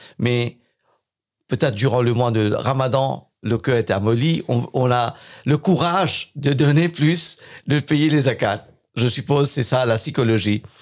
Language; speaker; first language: French; non-native, fluent; English